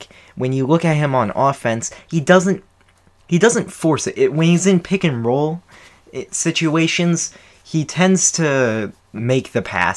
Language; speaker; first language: English; native; English